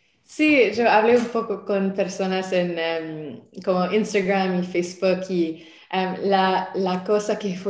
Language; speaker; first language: Spanish; non-native, learner; French